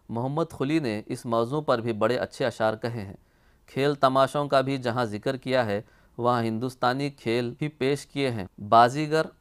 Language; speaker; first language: Urdu; native; Urdu